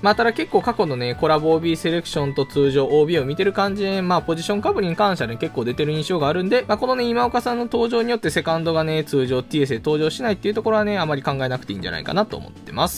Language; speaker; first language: Japanese; native; Japanese